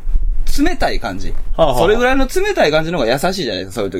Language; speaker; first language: Japanese; native; Japanese